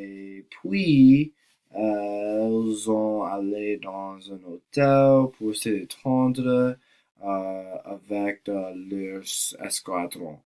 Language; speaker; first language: French; non-native, learner; English